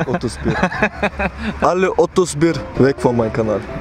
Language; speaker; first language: German; early bilingual, other home language; Chechen